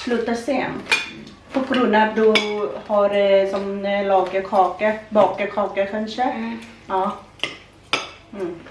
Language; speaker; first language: Swedish; non-native, learner; Thai